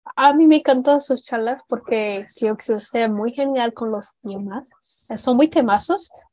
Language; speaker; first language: Spanish; non-native, fluent; Portuguese